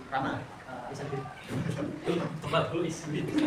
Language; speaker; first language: English; non-native, learner; Indonesian